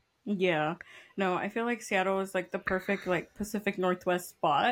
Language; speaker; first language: English; early bilingual, other home language; Spanish